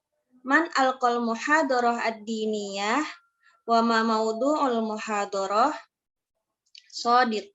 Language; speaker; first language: Arabic; non-native, learner; Indonesian